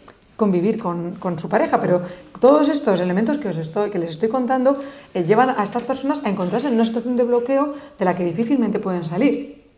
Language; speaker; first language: Spanish; native; Spanish